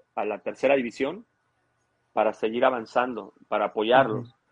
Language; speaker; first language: Spanish; native; Spanish